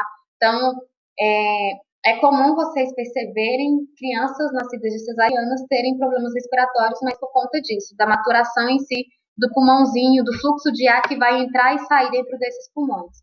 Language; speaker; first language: Portuguese; native; Portuguese